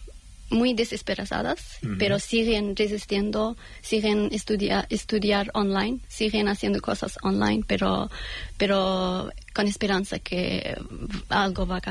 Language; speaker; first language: Spanish; non-native, fluent; Persian